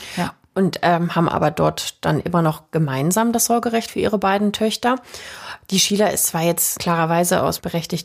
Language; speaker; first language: German; native; German